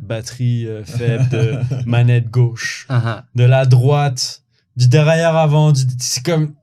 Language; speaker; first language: French; native; French